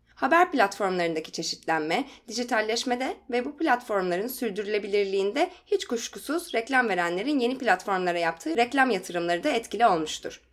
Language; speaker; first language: Turkish; native; Turkish